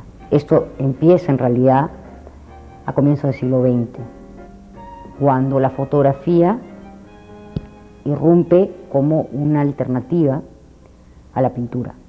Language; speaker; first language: Spanish; native; Spanish